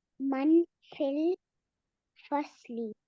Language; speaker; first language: Arabic; non-native, learner; Urdu